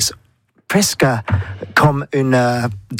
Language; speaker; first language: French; non-native, learner; English